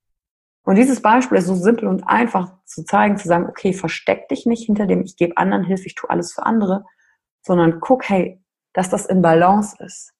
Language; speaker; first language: German; native; German